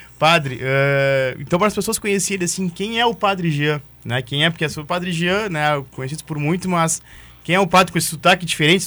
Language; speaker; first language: Portuguese; native; Portuguese